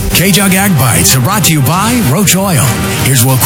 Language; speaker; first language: English; native; English